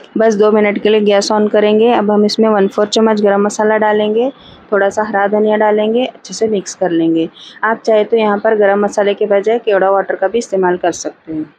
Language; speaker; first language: Hindi; native; Hindi